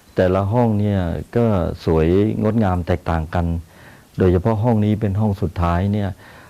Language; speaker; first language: Thai; native; Thai